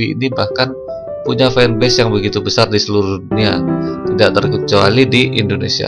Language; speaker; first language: Indonesian; native; Indonesian